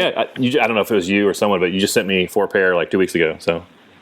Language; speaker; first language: English; native; English